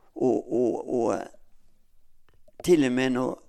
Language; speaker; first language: Norwegian; native; Norwegian